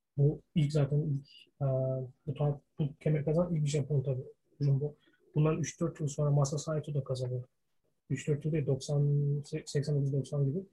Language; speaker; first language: Turkish; early bilingual, heritage; Turkish